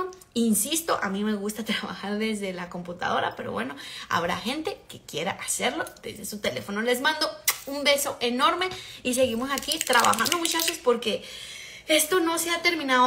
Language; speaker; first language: Spanish; native; Spanish